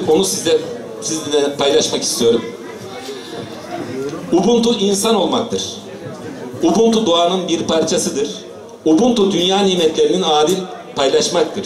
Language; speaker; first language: Turkish; native; Turkish